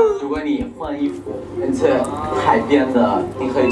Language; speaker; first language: Chinese; non-native, learner; Thai